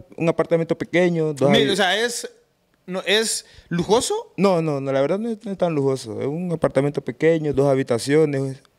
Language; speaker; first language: Spanish; native; Spanish